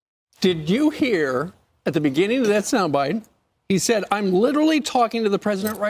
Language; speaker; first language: English; native; English